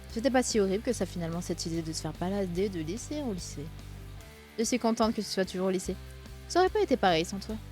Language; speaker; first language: French; native; French